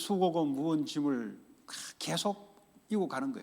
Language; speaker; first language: Korean; native; Korean